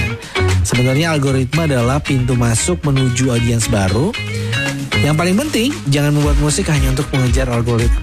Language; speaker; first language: Indonesian; native; Indonesian